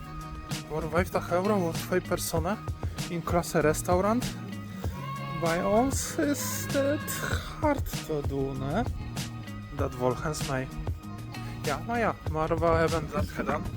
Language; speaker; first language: Dutch; non-native, learner; Polish